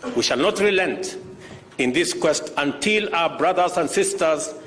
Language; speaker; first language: English; non-native, local second language; Kalenjin